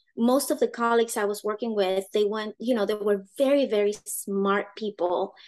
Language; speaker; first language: English; early bilingual, other home language; Spanish